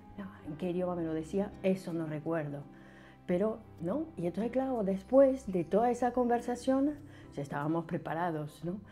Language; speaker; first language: Spanish; non-native, fluent; French